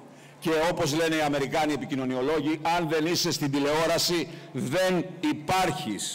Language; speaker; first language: Greek; native; Greek